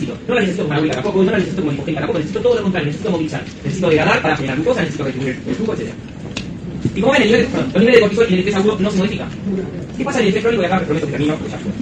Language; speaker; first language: Spanish; native; Spanish